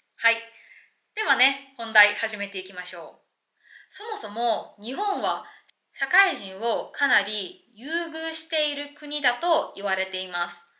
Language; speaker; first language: Japanese; native; Japanese